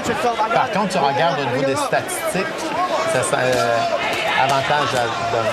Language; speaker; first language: French; native; French